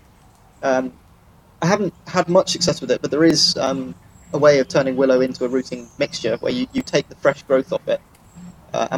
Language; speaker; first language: English; native; English